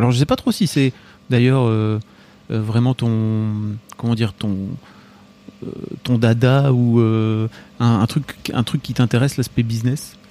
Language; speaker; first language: French; native; French